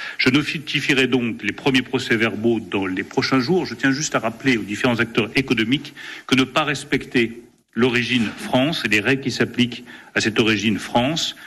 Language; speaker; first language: French; native; French